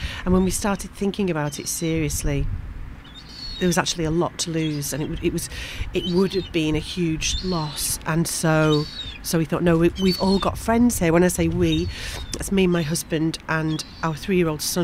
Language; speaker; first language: English; native; English